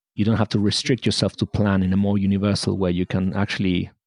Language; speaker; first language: English; non-native, fluent; Spanish